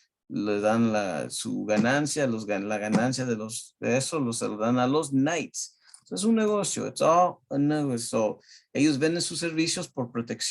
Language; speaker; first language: Spanish; early bilingual, heritage; Spanish